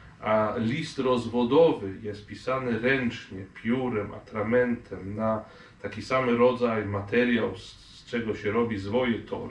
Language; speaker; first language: Polish; non-native, fluent; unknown